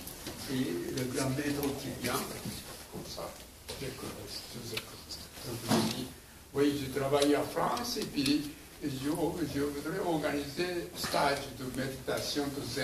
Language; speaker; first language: French; non-native, learner; Japanese